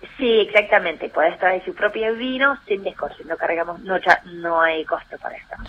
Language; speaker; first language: Spanish; non-native, fluent; English